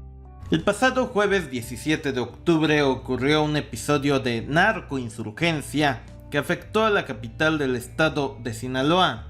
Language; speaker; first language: Spanish; native; Spanish